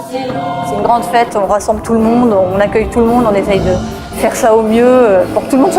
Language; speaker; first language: French; native; French